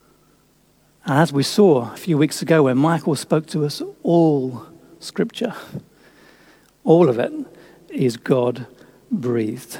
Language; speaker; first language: English; native; English